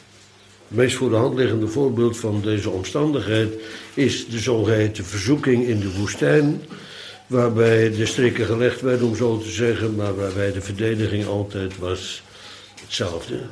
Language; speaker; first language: Dutch; native; Dutch